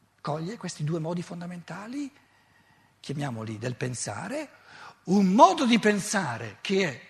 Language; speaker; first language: Italian; native; Italian